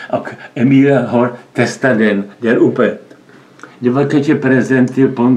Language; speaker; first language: Swedish; non-native, learner; Czech